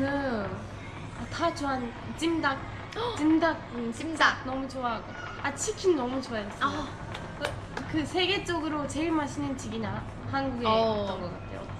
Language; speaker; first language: Korean; non-native, fluent; Turkish